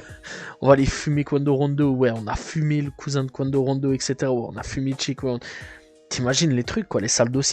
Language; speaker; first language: French; native; French